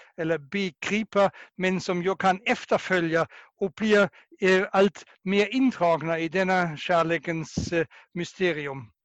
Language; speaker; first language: Swedish; non-native, fluent; German